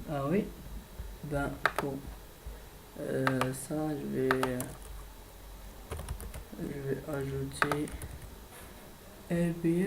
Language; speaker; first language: French; non-native, fluent; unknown